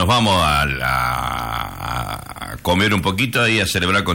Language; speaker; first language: Spanish; native; Spanish